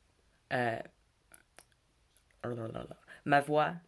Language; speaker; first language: French; non-native, learner; English